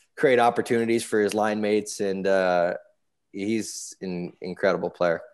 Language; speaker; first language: English; native; English